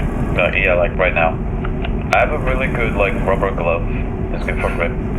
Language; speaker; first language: English; native; English